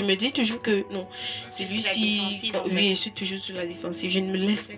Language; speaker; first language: French; non-native, local second language; English